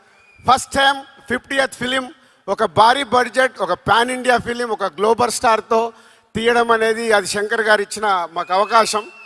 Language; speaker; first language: Telugu; native; Telugu